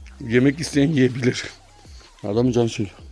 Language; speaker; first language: Turkish; native; Turkish